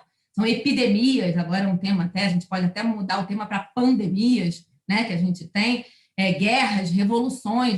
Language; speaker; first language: Portuguese; native; Portuguese